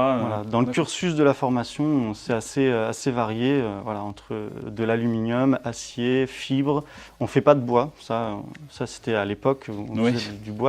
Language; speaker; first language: French; native; French